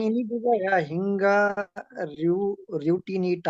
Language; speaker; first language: Indonesian; non-native, learner; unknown